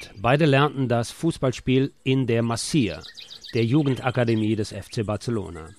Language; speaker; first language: German; native; German